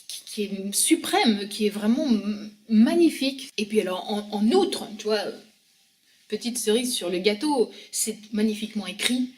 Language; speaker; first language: French; native; French